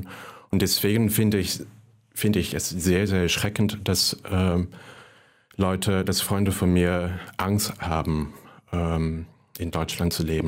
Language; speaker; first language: German; non-native, fluent; Cantonese